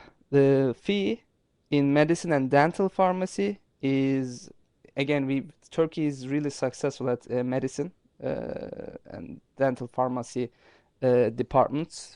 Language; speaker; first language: English; non-native, fluent; Turkish